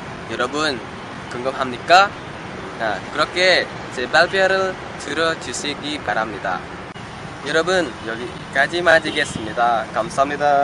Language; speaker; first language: Korean; non-native, learner; Indonesian